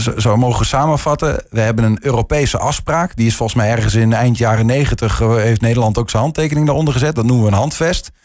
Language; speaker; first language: Dutch; native; Dutch